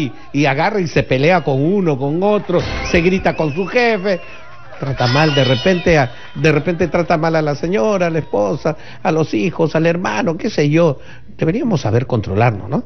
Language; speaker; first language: Spanish; native; Spanish